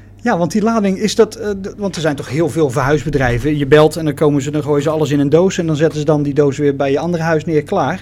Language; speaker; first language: Dutch; native; Dutch